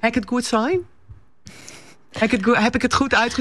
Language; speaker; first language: Dutch; non-native, local second language; Western Frisian